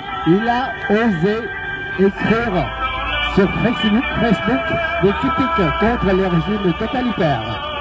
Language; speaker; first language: French; non-native, fluent; Vietnamese